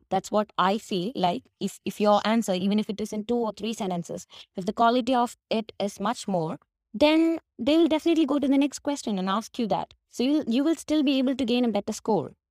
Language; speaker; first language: English; non-native, local second language; Malayalam